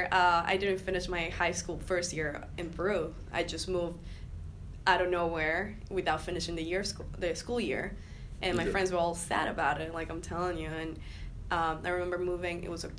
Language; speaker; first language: English; non-native, fluent; Spanish